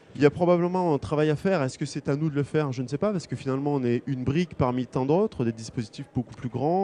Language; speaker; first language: French; native; French